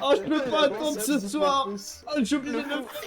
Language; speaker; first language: French; native; French